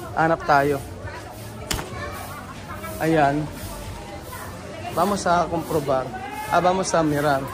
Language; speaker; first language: Spanish; non-native, learner; Filipino